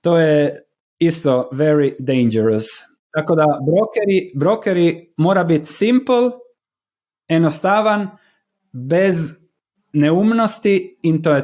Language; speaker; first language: Slovenian; non-native, learner; Croatian